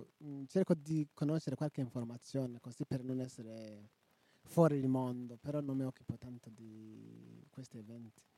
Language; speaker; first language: Italian; non-native, local second language; Rundi